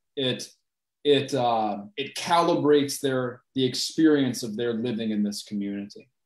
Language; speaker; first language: English; native; English